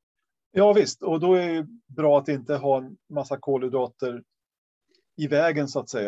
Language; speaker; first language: Swedish; native; Swedish